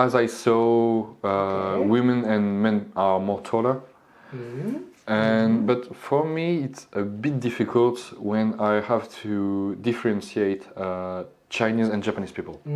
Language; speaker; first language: English; non-native, learner; French